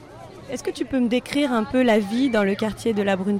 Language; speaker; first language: French; native; French